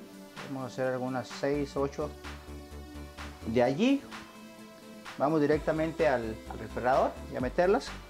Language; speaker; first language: Spanish; native; Spanish